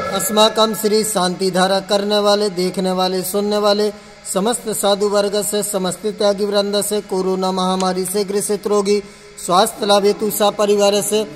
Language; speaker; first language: Hindi; native; Hindi